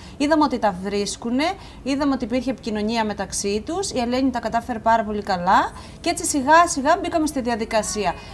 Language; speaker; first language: Greek; native; Greek